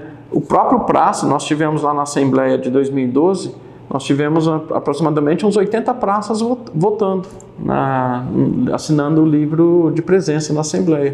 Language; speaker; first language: Portuguese; native; Portuguese